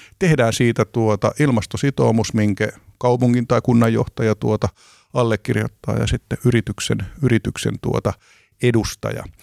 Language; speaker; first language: Finnish; native; Finnish